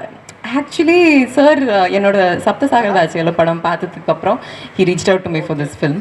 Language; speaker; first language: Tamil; non-native, learner; Kannada